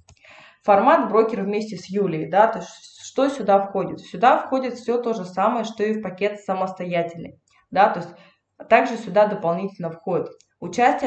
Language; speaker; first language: Russian; native; Russian